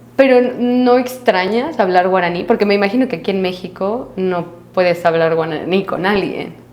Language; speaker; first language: Spanish; native; Spanish